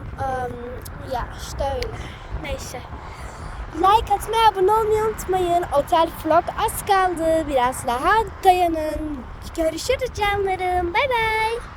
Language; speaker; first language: Turkish; early bilingual, heritage; Turkish